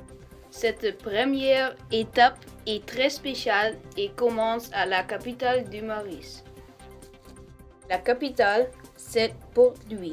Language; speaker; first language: French; non-native, learner; Dutch